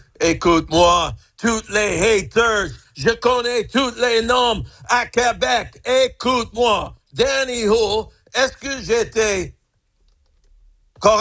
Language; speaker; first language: French; non-native, fluent; English